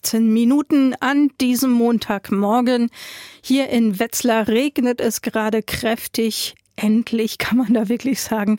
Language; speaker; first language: German; native; German